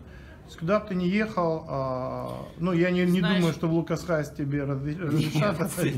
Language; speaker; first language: Russian; native; Russian